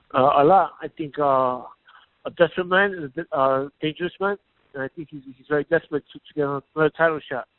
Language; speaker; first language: English; native; English